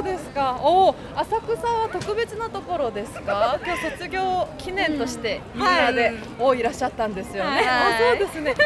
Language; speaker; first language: Japanese; non-native, learner; Korean